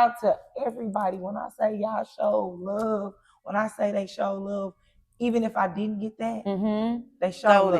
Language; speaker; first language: English; native; English